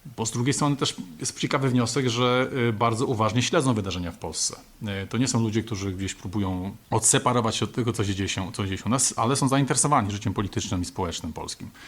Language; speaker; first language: Polish; native; Polish